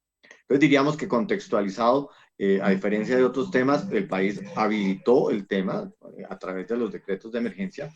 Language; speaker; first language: Spanish; native; Spanish